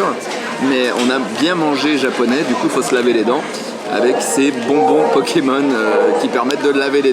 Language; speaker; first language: French; native; French